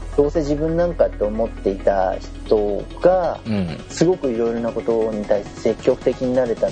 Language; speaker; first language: Japanese; native; Japanese